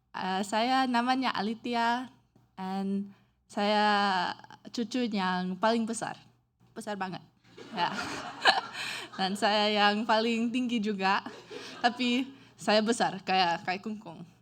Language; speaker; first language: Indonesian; early bilingual, heritage; English